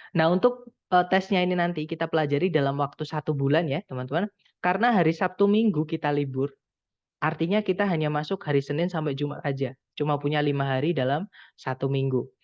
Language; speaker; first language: Indonesian; non-native, local second language; Javanese